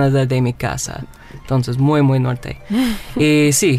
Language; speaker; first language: Spanish; non-native, learner; English